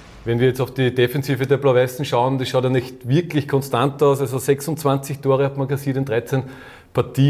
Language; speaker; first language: German; native; German